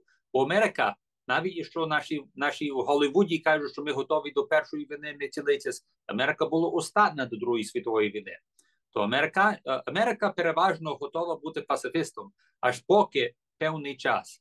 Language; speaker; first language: Ukrainian; early bilingual, heritage; English